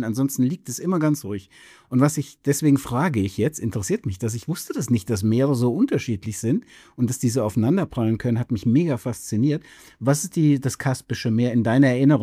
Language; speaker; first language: German; native; German